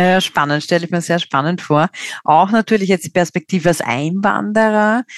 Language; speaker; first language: German; native; German